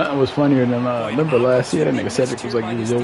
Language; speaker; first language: English; native; English